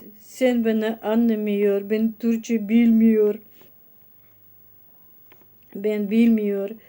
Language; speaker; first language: Turkish; non-native, learner; Russian